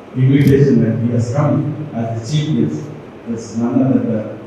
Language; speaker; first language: English; non-native, local second language; Telugu